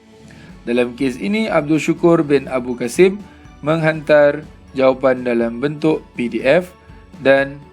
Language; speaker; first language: Malay; native; Malay